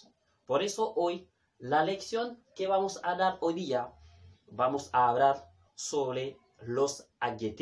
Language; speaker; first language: Spanish; non-native, fluent; Haitian Creole